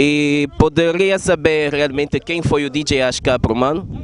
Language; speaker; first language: Portuguese; native; Portuguese